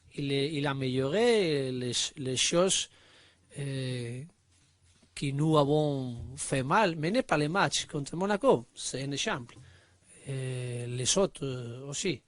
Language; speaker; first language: French; non-native, learner; Spanish